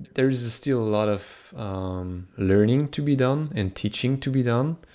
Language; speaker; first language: English; non-native, fluent; French